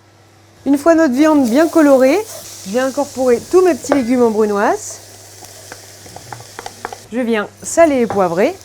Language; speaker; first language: French; native; French